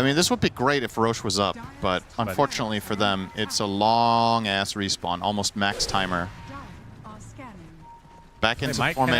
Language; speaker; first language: English; native; English